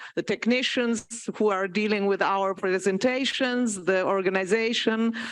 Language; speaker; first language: English; non-native, fluent; Italian